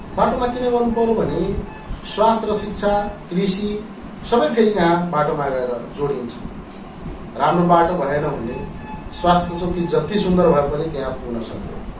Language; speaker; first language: Nepali; non-native, local second language; Maithili